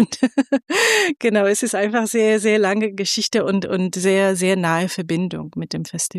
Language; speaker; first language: German; non-native, fluent; Persian